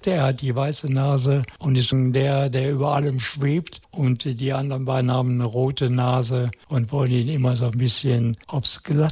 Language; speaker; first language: German; native; German